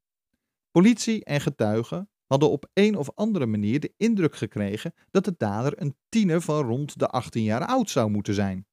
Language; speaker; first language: Dutch; native; Dutch